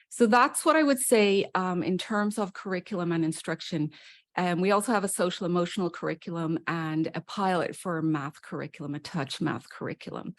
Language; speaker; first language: English; native; English